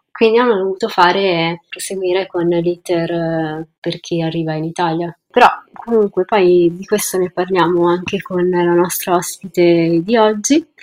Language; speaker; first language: Italian; early bilingual, other home language; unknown